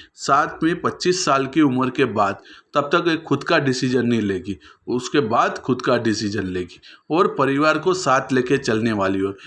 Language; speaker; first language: Hindi; non-native, local second language; Gujarati